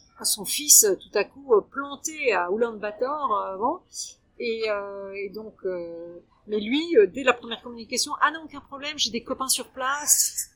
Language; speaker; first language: French; early bilingual, heritage; French